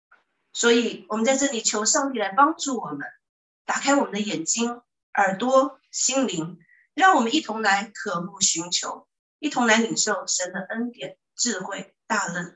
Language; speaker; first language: Chinese; native; Chinese